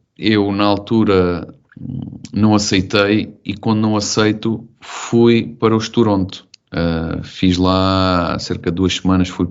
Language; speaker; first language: Portuguese; native; Portuguese